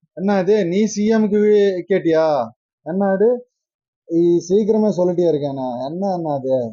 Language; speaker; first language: Tamil; non-native, learner; Telugu